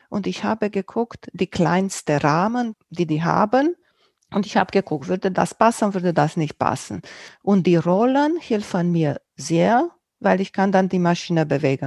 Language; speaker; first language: German; non-native, fluent; Romanian